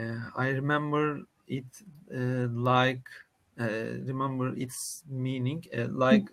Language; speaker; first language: English; non-native, learner; Turkish